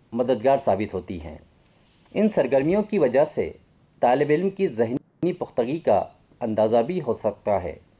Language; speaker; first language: Urdu; native; Urdu